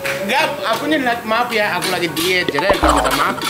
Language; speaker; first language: Indonesian; non-native, fluent; Japanese